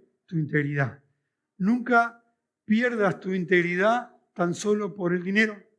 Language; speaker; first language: Spanish; native; Spanish